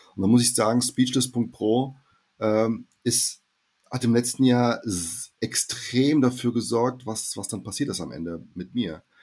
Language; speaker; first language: German; early bilingual, heritage; German